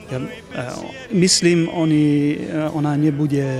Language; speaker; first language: Slovak; non-native, learner; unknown